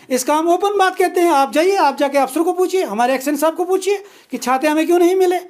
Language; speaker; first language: Hindi; non-native, local second language; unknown